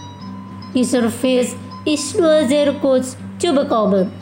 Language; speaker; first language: German; non-native, fluent; Indonesian